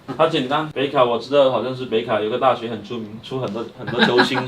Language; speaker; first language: Chinese; native; Chinese